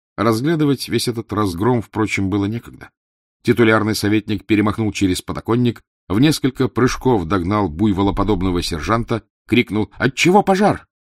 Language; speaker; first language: Russian; native; Russian